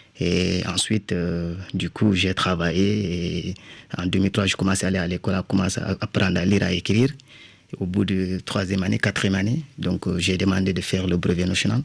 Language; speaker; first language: French; non-native, local second language; Wolof